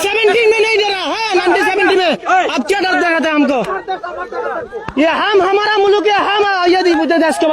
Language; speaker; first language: Hindi; non-native, learner; Bangla